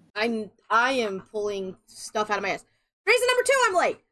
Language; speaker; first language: English; native; English